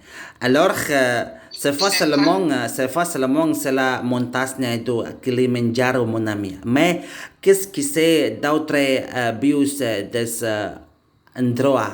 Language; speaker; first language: French; non-native, learner; Indonesian